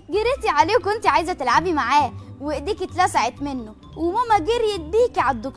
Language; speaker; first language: Arabic; native; Arabic